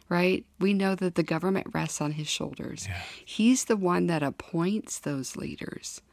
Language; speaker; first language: English; native; English